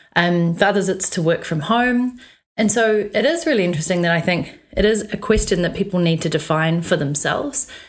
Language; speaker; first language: English; native; English